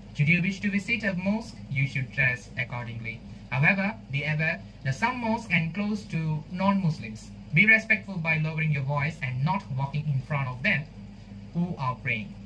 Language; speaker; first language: English; non-native, local second language; Tamil